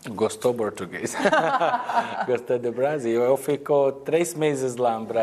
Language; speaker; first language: Portuguese; non-native, learner; Arabic